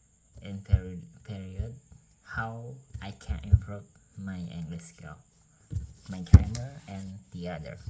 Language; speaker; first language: English; non-native, learner; Indonesian